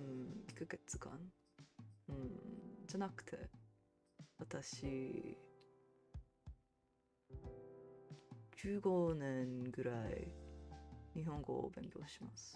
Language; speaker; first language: Japanese; non-native, learner; English